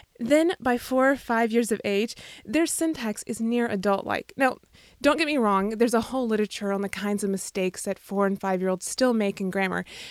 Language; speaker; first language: English; native; English